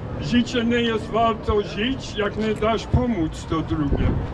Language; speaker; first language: Polish; non-native, learner; English